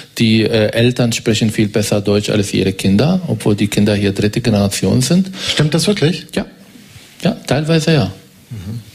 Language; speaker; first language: German; non-native, fluent; Arabic